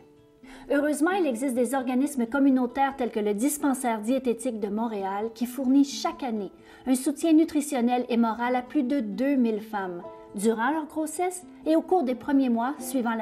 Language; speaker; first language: French; native; French